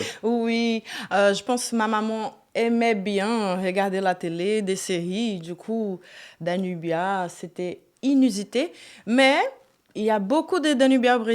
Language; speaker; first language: French; non-native, fluent; Portuguese